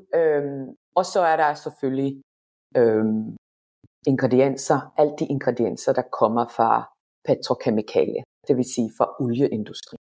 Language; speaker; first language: Danish; non-native, fluent; Finnish